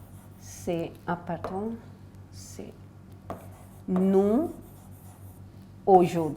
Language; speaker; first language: French; non-native, fluent; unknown